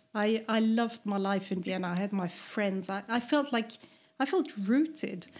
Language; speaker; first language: English; non-native, fluent; German